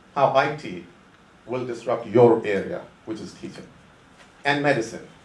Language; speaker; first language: English; non-native, local second language; Konkani